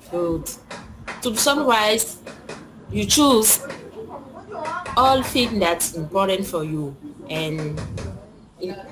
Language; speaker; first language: English; non-native, learner; French